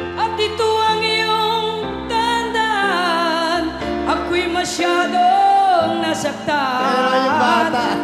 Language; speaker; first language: Filipino; native; Filipino